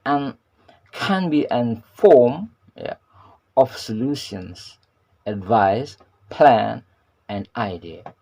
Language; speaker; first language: English; non-native, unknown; Indonesian